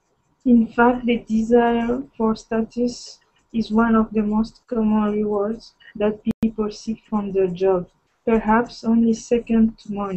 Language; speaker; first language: English; non-native, fluent; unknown